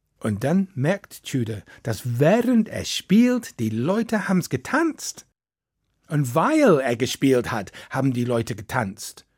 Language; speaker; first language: German; non-native, fluent; English